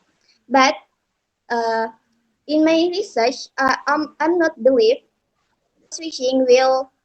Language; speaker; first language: English; non-native, learner; Indonesian